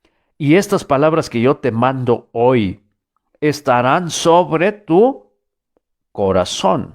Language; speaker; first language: Spanish; native; Spanish